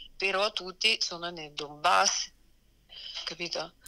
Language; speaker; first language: Italian; non-native, fluent; Ukrainian